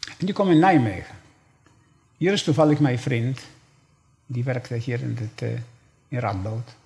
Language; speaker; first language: Dutch; non-native, fluent; Polish